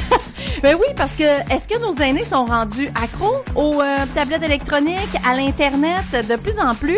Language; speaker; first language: French; native; French